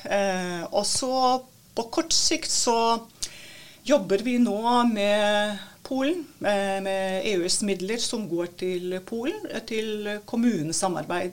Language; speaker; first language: Norwegian; non-native, fluent; Latvian